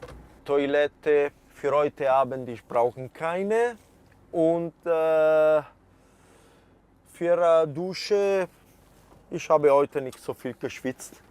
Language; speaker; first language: German; non-native, fluent; Italian